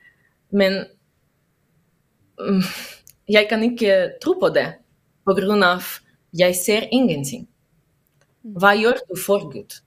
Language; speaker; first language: Norwegian; non-native, learner; Russian